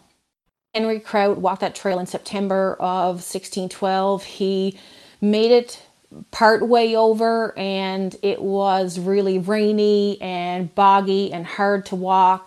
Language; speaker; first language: English; native; English